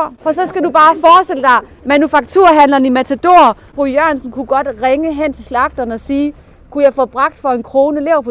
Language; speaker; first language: Danish; native; Danish